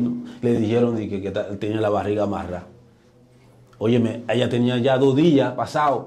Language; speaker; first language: Spanish; native; Spanish